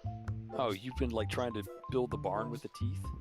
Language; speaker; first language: English; native; English